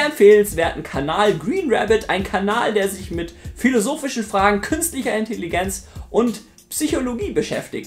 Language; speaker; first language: German; native; German